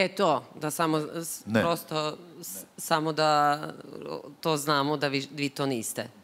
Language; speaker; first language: Serbian; native; Serbian